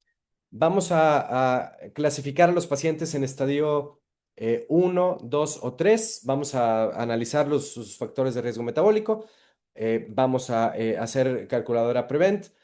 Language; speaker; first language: Spanish; native; Spanish